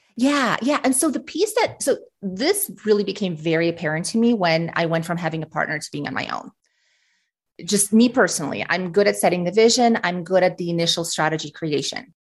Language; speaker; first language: English; early bilingual, other home language; Russian